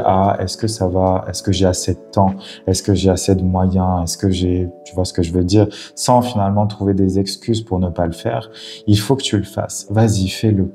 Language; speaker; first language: French; native; French